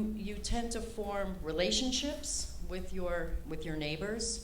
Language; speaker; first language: English; native; English